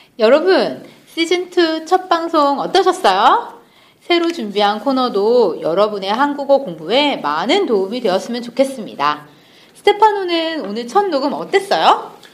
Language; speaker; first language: Korean; native; Korean